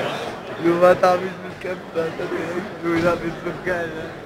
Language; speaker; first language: German; non-native, learner; Hebrew